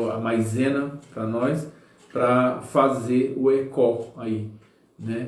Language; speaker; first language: Spanish; non-native, learner; Portuguese